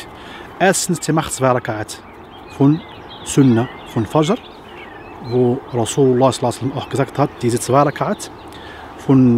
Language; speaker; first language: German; non-native, fluent; Arabic